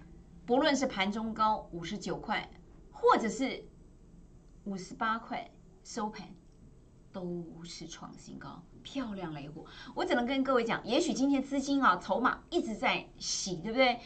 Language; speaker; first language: Chinese; native; Chinese